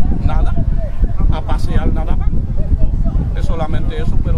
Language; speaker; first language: Spanish; non-native, fluent; Haitian Creole